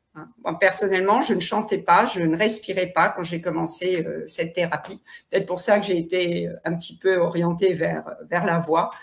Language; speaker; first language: French; native; French